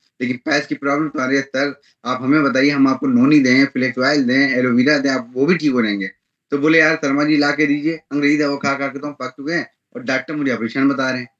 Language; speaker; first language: Hindi; native; Hindi